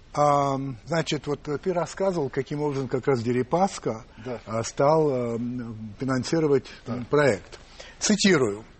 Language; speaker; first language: Russian; non-native, fluent; English